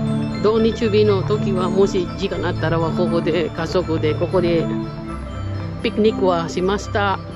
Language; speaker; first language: Japanese; non-native, learner; Filipino